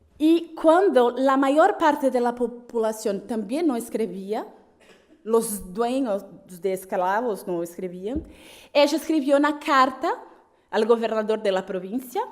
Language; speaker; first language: Spanish; non-native, fluent; Portuguese